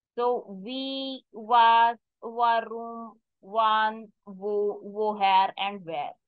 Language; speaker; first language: English; non-native, local second language; Hindi